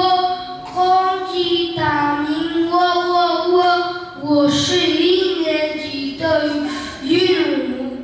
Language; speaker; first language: Chinese; non-native, learner; Mongolian